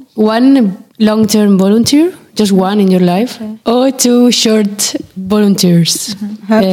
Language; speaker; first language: English; non-native, fluent; Spanish